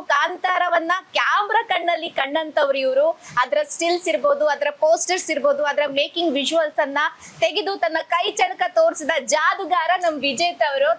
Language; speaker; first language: Kannada; non-native, local second language; Tulu